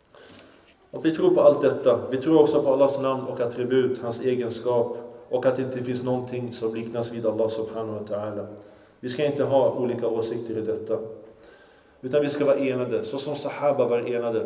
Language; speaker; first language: Swedish; non-native, local second language; Arabic